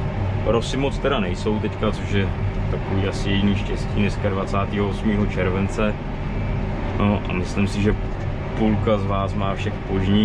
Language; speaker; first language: Czech; native; Czech